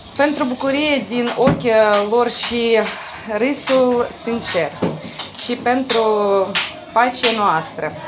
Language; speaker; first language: Romanian; non-native, learner; Russian